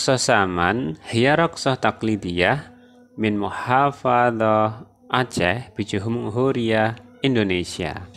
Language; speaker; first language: Arabic; non-native, fluent; Indonesian